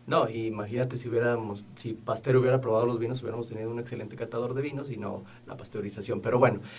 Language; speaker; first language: Spanish; native; Spanish